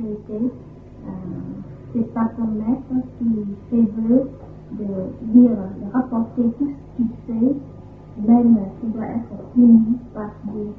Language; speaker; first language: French; non-native, fluent; Vietnamese